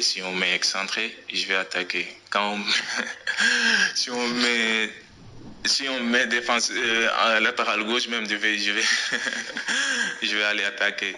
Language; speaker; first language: French; non-native, local second language; Wolof